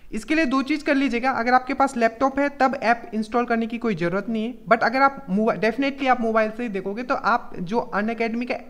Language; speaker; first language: Hindi; native; Hindi